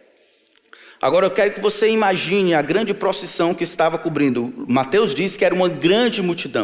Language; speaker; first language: Portuguese; native; Portuguese